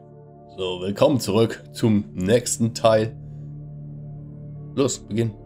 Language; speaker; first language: German; native; German